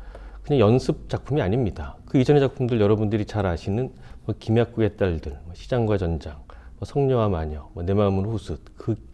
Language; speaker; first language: Korean; native; Korean